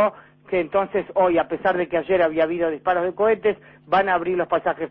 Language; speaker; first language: Spanish; native; Spanish